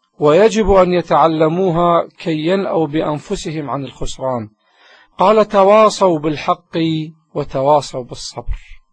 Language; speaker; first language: Arabic; native; Arabic